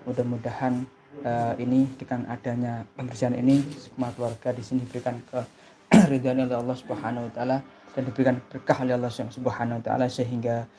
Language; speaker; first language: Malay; non-native, local second language; Javanese